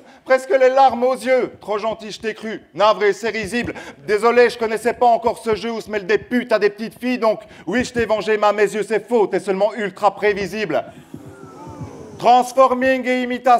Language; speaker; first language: French; native; French